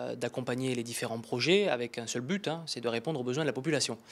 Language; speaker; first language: French; native; French